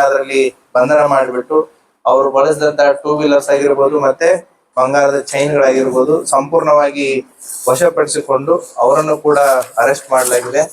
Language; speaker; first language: Kannada; native; Kannada